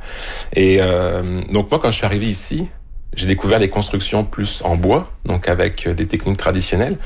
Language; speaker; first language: French; native; French